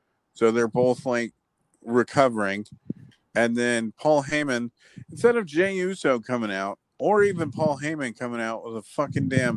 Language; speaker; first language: English; native; English